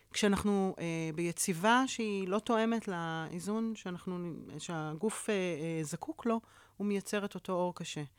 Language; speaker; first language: Hebrew; native; Hebrew